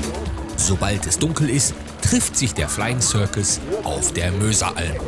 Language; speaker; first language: German; native; German